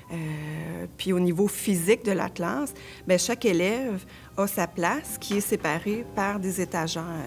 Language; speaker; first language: French; native; French